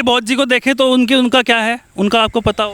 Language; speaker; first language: Hindi; native; Hindi